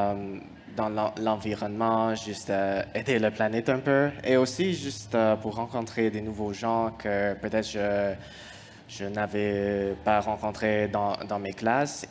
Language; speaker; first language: French; non-native, fluent; English